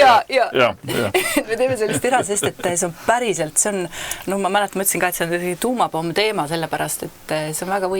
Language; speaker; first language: Estonian; native; Estonian